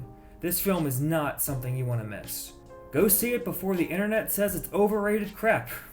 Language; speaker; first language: English; native; English